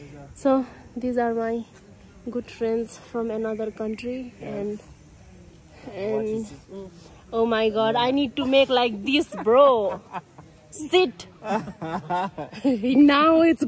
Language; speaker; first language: English; non-native, learner; Nepali